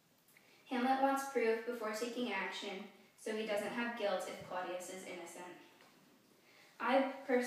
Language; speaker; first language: English; native; English